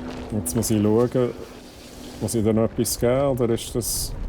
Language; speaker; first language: German; native; German